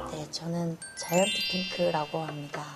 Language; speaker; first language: Korean; native; Korean